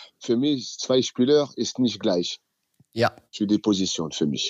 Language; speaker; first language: German; non-native, learner; French